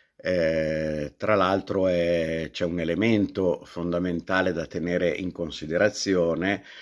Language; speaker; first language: Italian; native; Italian